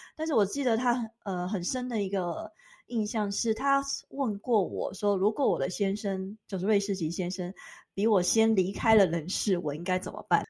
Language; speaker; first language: Chinese; native; Chinese